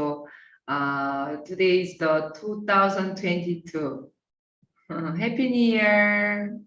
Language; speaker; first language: English; non-native, fluent; Korean